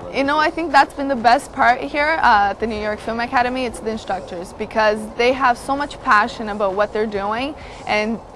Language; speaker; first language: English; early bilingual, other home language; Portuguese